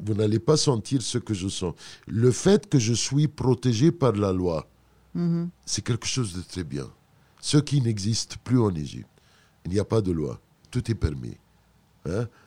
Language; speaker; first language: French; non-native, fluent; Arabic